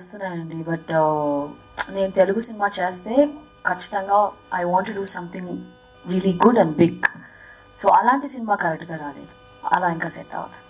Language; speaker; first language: Telugu; early bilingual, heritage; Telugu